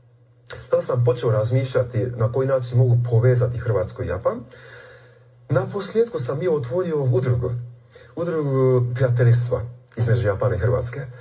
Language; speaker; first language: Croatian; non-native, fluent; Japanese